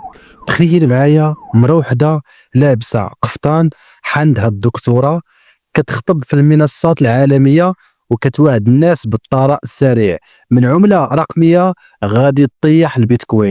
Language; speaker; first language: Arabic; native; Arabic